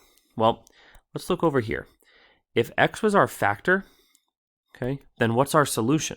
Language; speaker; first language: English; native; English